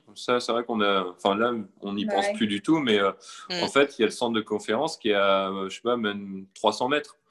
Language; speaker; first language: French; native; French